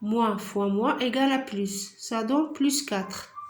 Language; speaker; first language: French; non-native, local second language; Arabic